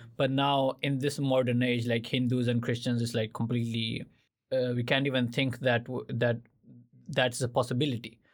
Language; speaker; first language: English; non-native, fluent; Urdu